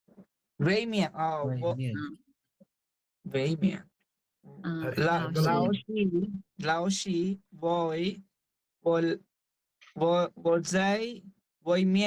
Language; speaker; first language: Chinese; non-native, learner; Sinhala